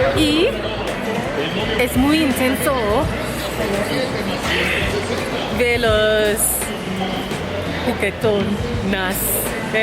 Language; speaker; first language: Spanish; non-native, learner; English